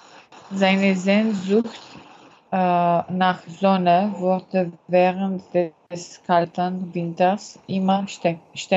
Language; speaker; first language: German; non-native, learner; French